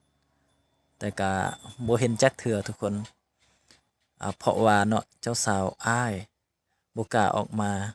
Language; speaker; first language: Thai; non-native, local second language; Lao